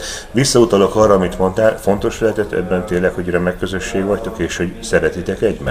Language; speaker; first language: Hungarian; native; Hungarian